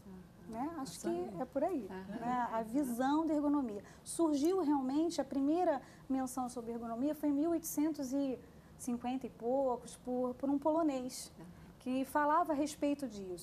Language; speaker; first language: Portuguese; native; Portuguese